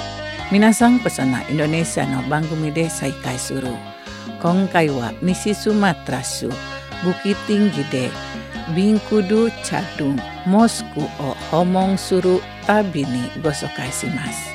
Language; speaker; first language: Japanese; non-native, learner; Indonesian